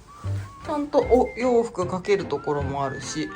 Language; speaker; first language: Japanese; native; Japanese